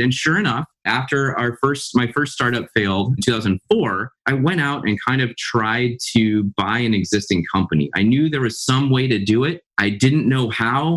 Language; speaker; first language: English; native; English